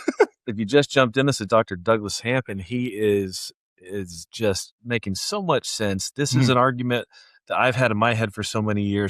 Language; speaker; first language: English; native; English